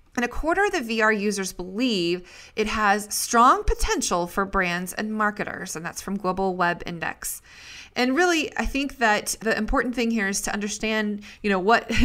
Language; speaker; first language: English; native; English